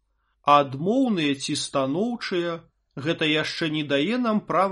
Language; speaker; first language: Belarusian; native; Belarusian